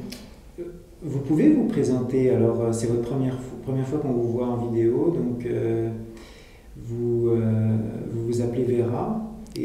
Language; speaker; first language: French; native; French